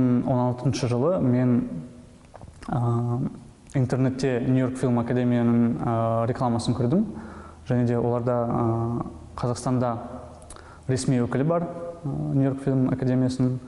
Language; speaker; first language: Kazakh; non-native, local second language; Russian